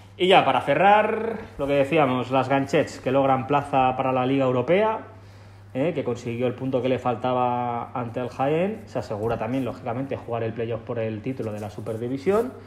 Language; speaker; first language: Spanish; non-native, local second language; Catalan